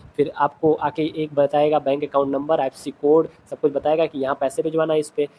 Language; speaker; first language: Hindi; native; Hindi